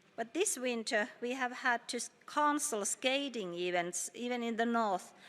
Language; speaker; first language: English; non-native, fluent; Finnish